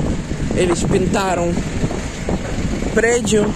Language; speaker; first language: Portuguese; non-native, learner; Ukrainian